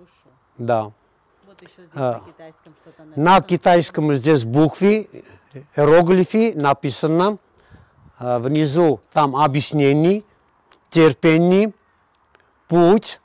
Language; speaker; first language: Russian; non-native, fluent; Armenian